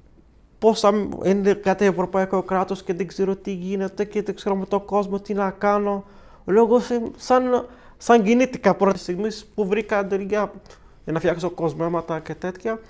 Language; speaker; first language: Greek; early bilingual, other home language; Arabic